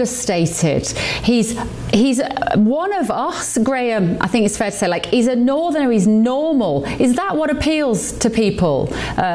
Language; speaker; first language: English; native; English